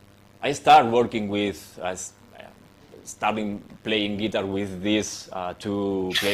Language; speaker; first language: English; non-native, fluent; Spanish